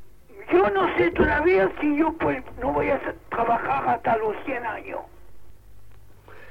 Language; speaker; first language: Spanish; non-native, local second language; Catalan